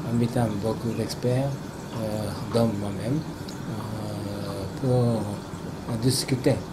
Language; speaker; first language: French; non-native, fluent; Japanese